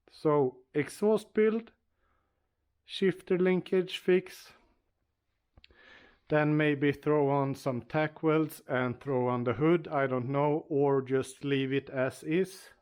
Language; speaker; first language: English; non-native, fluent; Swedish